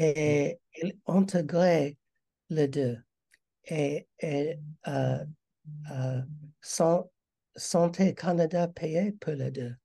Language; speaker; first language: French; non-native, learner; English